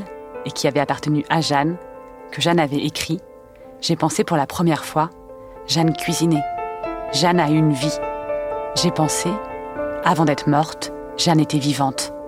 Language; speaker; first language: French; native; French